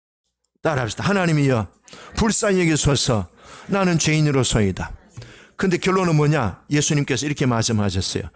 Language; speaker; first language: Korean; native; Korean